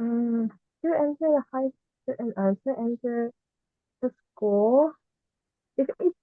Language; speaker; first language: English; non-native, learner; Japanese